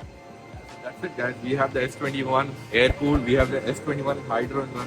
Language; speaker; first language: English; non-native, local second language; Hindi